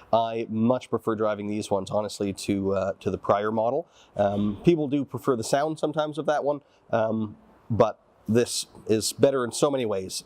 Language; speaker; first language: English; native; English